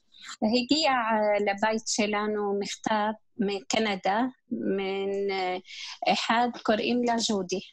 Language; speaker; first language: Hebrew; non-native, fluent; Arabic